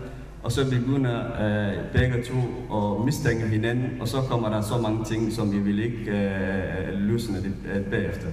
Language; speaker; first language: Danish; non-native, fluent; Somali